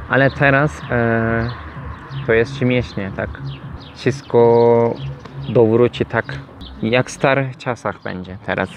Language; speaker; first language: Polish; non-native, learner; Turkish